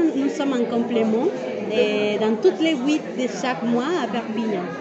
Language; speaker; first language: French; non-native, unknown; Spanish